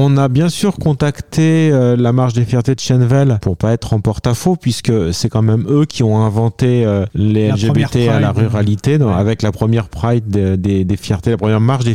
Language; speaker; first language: French; native; French